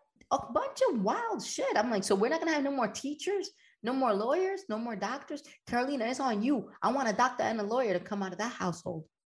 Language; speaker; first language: English; early bilingual, other home language; Spanish